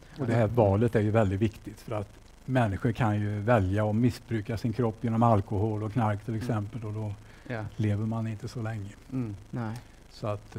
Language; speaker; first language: Swedish; native; Swedish